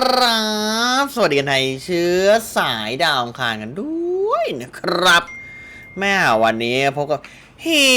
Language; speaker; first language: Thai; native; Thai